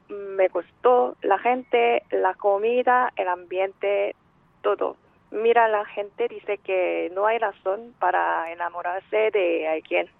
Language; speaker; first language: Spanish; non-native, fluent; Korean